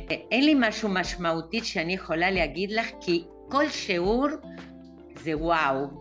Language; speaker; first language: Hebrew; non-native, fluent; Russian